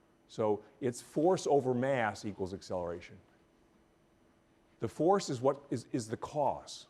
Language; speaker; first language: English; native; English